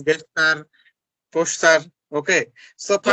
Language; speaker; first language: English; non-native, learner; Bangla